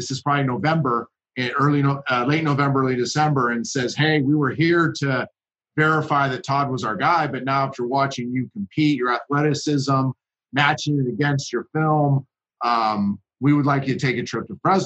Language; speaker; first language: English; native; English